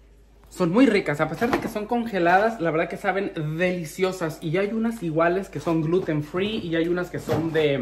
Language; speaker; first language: Spanish; native; Spanish